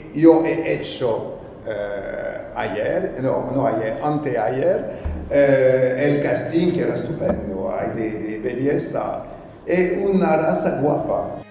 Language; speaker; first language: Spanish; non-native, learner; French